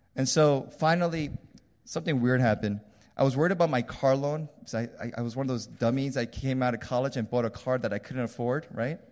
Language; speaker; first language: English; early bilingual, other home language; Korean